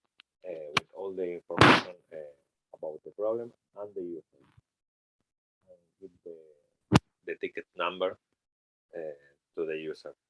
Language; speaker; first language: English; non-native, learner; Spanish